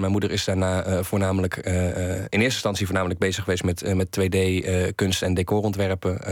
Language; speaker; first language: Dutch; native; Dutch